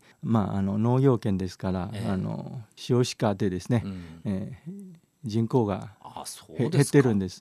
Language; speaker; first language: Japanese; non-native, fluent; Chinese